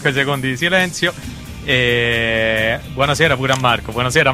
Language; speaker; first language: Italian; native; Italian